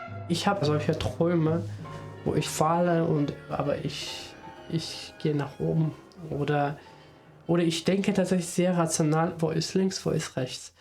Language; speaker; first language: German; non-native, fluent; Armenian